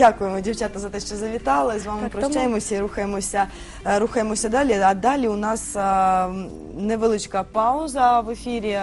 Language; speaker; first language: Ukrainian; native; Ukrainian